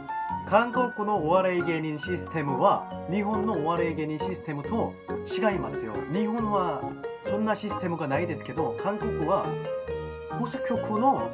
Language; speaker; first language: Japanese; non-native, learner; Korean